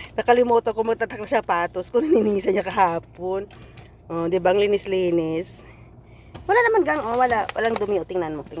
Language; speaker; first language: Filipino; non-native, local second language; Hiligaynon